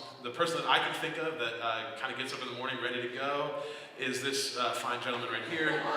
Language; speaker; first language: English; native; English